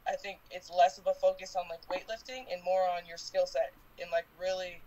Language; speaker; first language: English; native; English